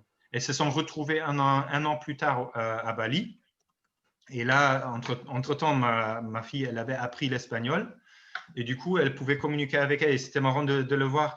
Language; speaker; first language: French; non-native, fluent; German